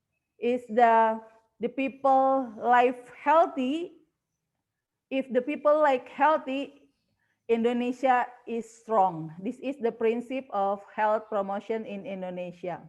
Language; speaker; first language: English; non-native, learner; Indonesian